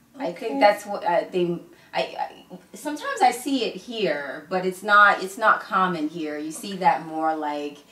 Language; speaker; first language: English; early bilingual, other home language; Igbo